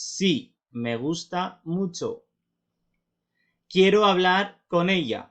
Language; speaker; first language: Spanish; non-native, fluent; Urdu